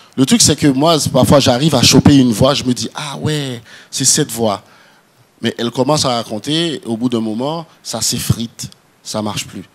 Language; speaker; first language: French; non-native, local second language; Haitian Creole